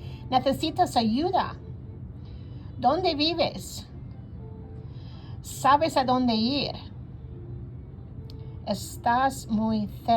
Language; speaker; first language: Spanish; non-native, fluent; English